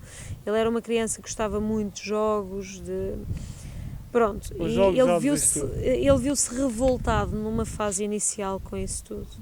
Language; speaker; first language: Portuguese; native; Portuguese